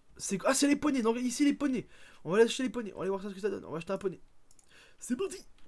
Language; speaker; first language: French; native; French